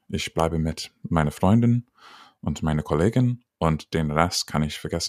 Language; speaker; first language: German; non-native, learner; English